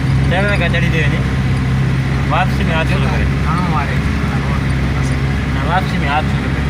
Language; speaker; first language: Hindi; non-native, local second language; Sindhi